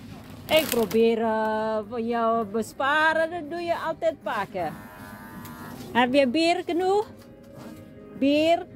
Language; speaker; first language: Dutch; non-native, learner; Indonesian